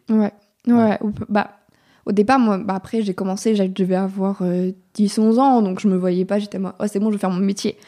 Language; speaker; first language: French; native; French